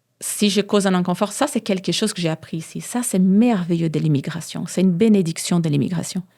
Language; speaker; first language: French; non-native, fluent; Portuguese